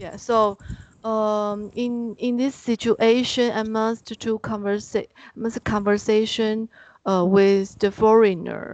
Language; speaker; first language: English; non-native, learner; Chinese